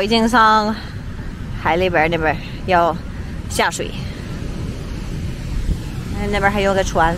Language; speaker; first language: Chinese; native; Chinese